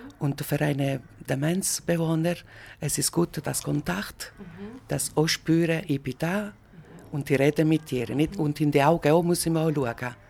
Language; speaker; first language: German; non-native, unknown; Italian